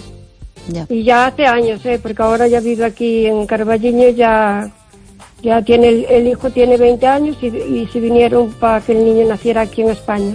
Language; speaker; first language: Spanish; native; Spanish